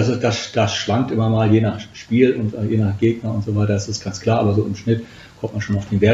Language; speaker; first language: German; native; German